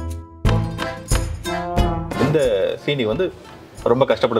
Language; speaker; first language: Tamil; native; Tamil